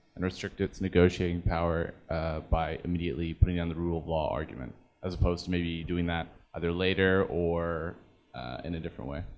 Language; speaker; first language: English; native; English